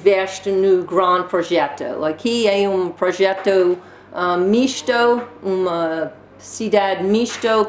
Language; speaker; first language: Portuguese; non-native, learner; English